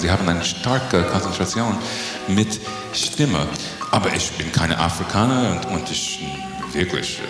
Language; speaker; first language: German; non-native, fluent; English